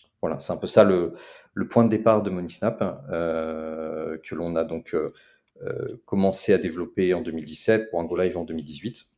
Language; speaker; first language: French; native; French